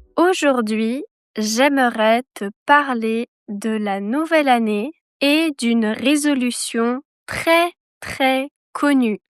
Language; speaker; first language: French; native; French